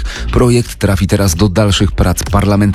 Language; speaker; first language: Polish; native; Polish